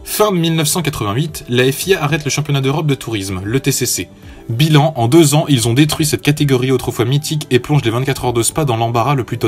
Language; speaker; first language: French; native; French